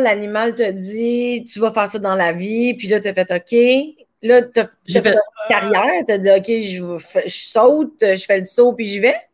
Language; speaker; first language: French; native; French